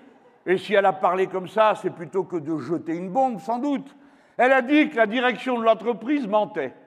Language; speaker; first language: French; native; French